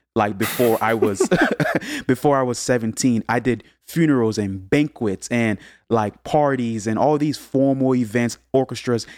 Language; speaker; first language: English; early bilingual, other home language; Haitian Creole